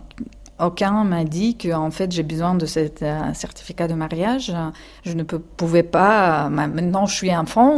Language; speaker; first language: French; non-native, fluent; Russian